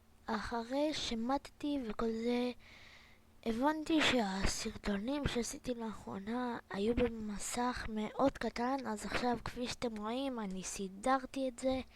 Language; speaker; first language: Hebrew; native; Hebrew